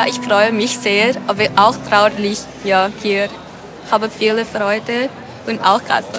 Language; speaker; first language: German; non-native, learner; Thai